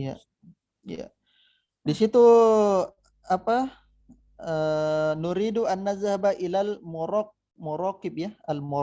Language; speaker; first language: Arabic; non-native, fluent; Indonesian